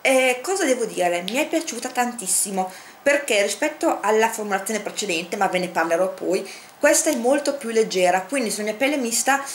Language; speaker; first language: Italian; native; Italian